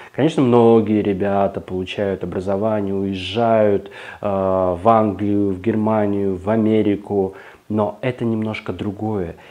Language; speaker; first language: Russian; native; Russian